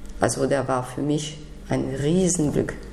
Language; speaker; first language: German; non-native, fluent; French